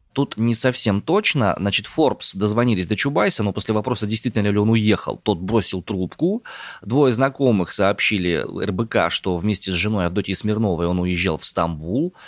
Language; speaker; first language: Russian; native; Russian